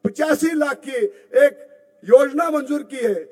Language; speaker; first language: Hindi; non-native, local second language; Marathi